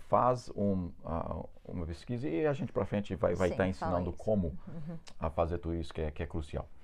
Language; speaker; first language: Portuguese; non-native, fluent; English